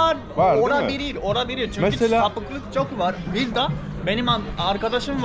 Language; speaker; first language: Turkish; non-native, fluent; Japanese